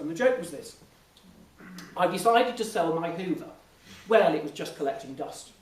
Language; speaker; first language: English; native; English